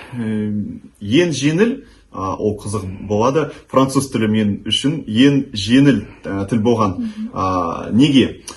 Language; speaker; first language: Kazakh; non-native, local second language; Russian